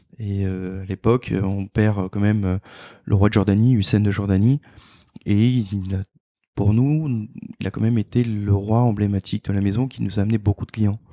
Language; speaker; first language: French; native; French